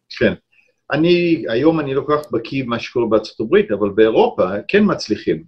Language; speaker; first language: Hebrew; non-native, fluent; English